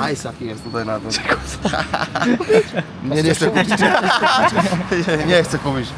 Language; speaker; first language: Polish; native; Polish